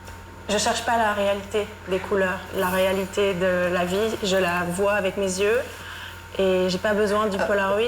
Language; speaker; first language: French; non-native, fluent; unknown